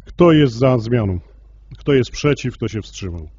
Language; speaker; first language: Polish; native; Polish